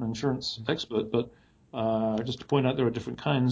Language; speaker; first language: English; native; English